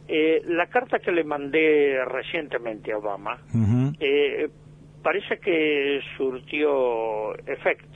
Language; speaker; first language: Spanish; native; Spanish